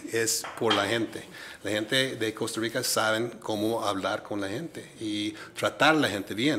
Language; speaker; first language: Spanish; non-native, fluent; English